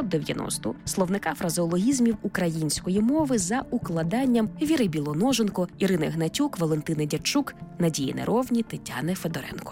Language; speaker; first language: Ukrainian; native; Ukrainian